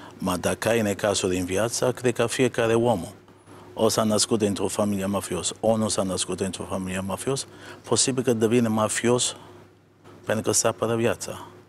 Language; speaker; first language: Romanian; non-native, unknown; Italian